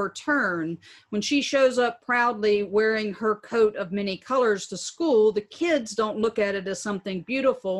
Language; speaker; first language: English; native; English